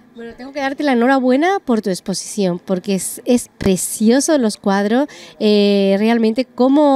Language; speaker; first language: Spanish; native; Spanish